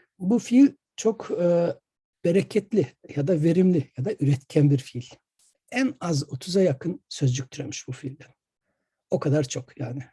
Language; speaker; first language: Turkish; native; Turkish